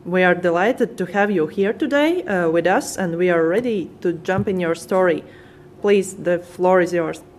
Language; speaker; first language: English; non-native, fluent; Latvian